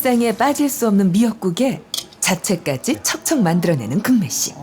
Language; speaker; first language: Korean; native; Korean